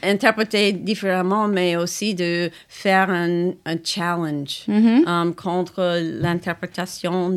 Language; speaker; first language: French; non-native, fluent; English